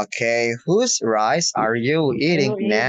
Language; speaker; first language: English; non-native, fluent; Indonesian